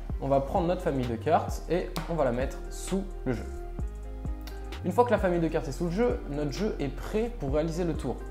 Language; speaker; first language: French; native; French